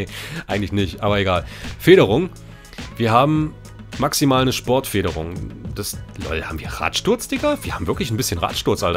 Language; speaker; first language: German; native; German